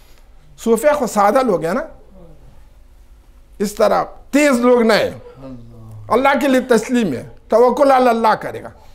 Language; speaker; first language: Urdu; non-native, local second language; Pashto